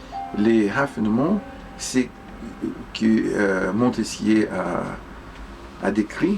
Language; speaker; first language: French; non-native, fluent; Portuguese